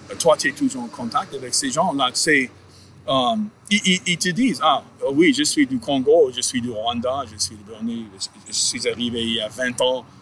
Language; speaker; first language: French; non-native, fluent; English